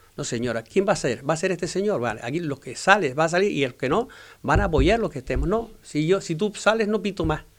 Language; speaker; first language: Spanish; native; Spanish